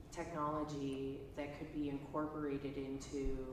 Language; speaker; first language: English; native; English